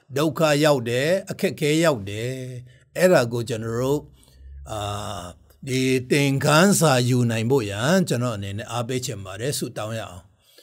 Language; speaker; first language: Burmese; non-native, local second language; Tedim Chin